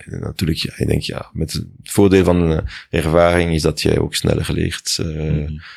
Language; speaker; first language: Dutch; non-native, local second language; French